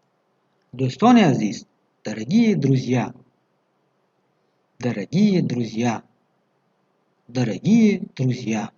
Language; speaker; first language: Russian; non-native, fluent; Tajik